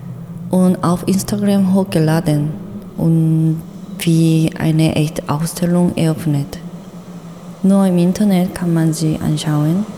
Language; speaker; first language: German; non-native, learner; Korean